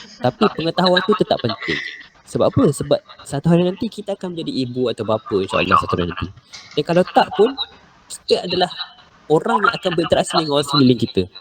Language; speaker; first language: Malay; native; Malay